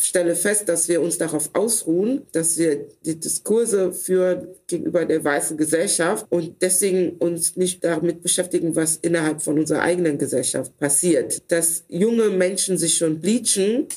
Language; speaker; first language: German; early bilingual, other home language; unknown